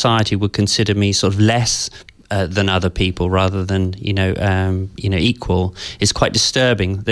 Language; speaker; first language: English; native; English